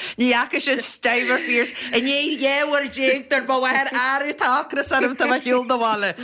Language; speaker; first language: Irish; native; Irish